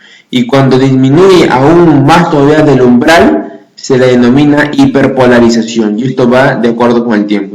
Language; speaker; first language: Spanish; native; Spanish